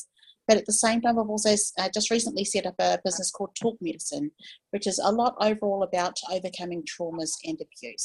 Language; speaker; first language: English; native; English